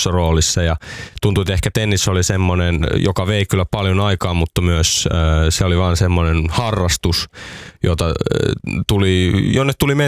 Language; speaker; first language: Finnish; native; Finnish